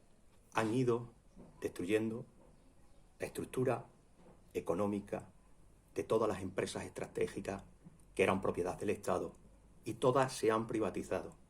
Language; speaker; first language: Spanish; native; Spanish